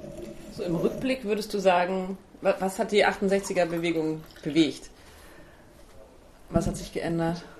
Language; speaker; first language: German; native; German